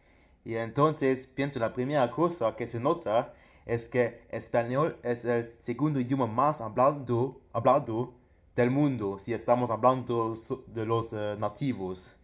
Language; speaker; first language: Spanish; non-native, fluent; Luxembourgish